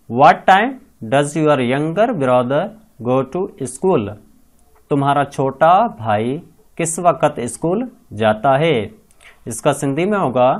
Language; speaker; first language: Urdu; non-native, local second language; Sindhi